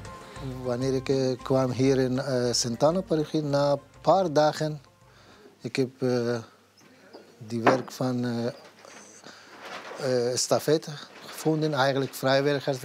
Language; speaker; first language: Dutch; non-native, learner; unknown